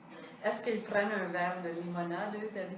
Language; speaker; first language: French; native; French